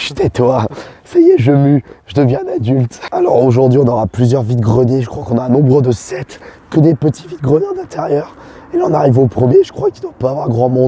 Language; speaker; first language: French; native; French